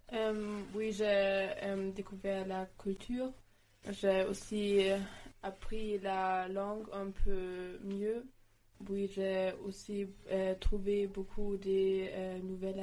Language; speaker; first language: French; non-native, fluent; German